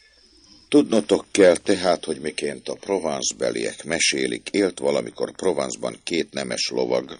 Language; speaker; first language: Hungarian; native; Hungarian